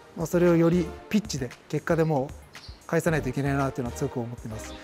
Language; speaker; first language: Japanese; native; Japanese